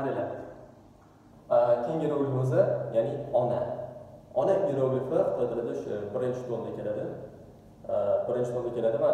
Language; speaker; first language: Chinese; non-native, learner; Uzbek